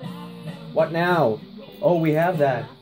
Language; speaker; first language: English; native; English